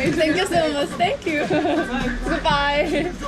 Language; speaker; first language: English; non-native, learner; Korean